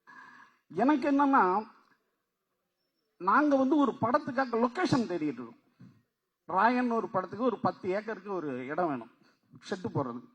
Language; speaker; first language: Tamil; native; Tamil